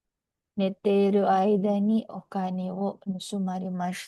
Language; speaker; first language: Japanese; non-native, learner; Filipino